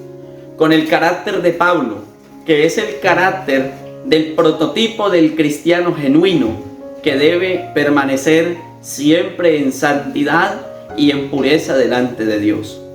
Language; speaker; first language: Spanish; native; Spanish